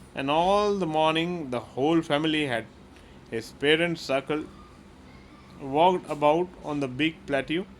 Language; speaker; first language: English; non-native, local second language; Hindi